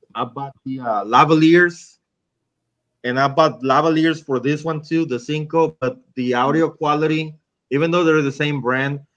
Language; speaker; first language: English; non-native, fluent; Spanish